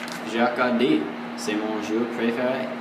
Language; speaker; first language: French; non-native, learner; English